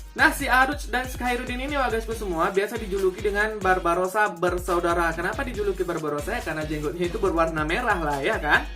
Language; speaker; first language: Indonesian; non-native, local second language; Achinese